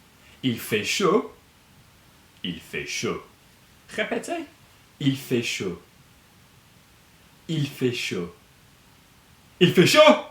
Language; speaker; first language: French; non-native, fluent; English